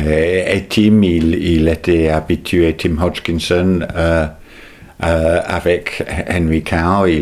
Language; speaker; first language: French; non-native, fluent; English